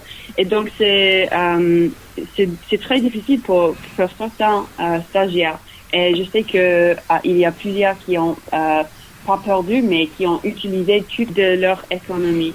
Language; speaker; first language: French; non-native, fluent; English